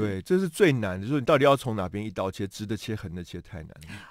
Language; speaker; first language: Chinese; native; Chinese